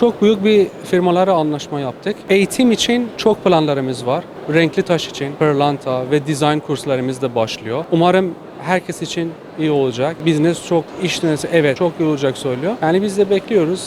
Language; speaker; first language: Turkish; non-native, learner; Persian